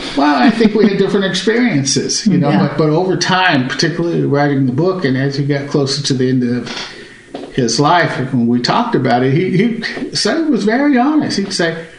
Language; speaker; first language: English; native; English